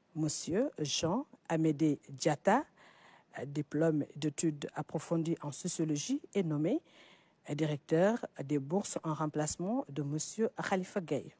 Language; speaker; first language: French; non-native, local second language; Wolof